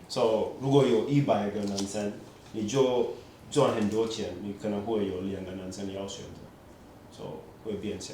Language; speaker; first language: Chinese; non-native, fluent; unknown